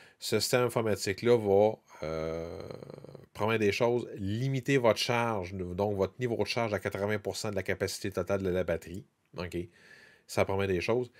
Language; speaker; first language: French; native; French